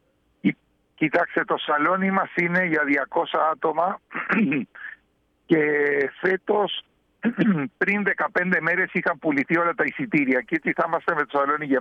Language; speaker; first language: Greek; early bilingual, heritage; Spanish